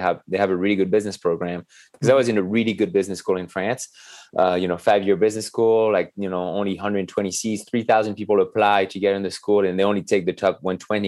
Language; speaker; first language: English; non-native, fluent; French